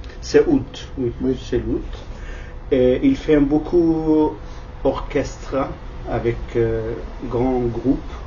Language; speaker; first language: French; non-native, learner; Kurdish